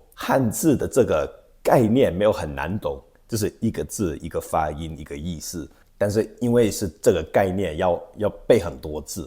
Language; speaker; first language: Chinese; non-native, fluent; English